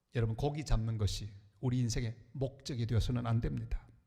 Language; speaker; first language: Korean; native; Korean